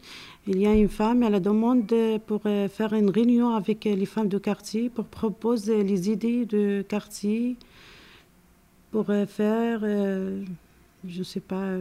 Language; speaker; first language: French; non-native, learner; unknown